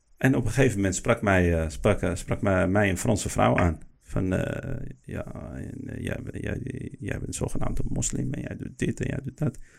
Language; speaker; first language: Dutch; early bilingual, other home language; Arabic